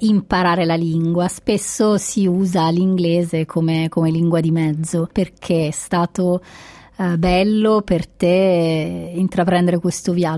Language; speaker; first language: Italian; native; Italian